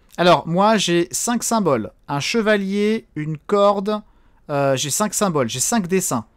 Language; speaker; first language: French; native; French